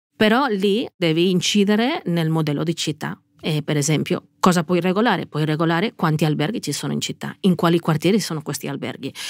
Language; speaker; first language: Italian; non-native, fluent; Catalan